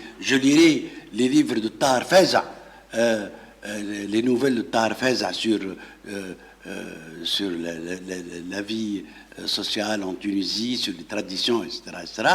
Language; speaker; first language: French; non-native, local second language; Arabic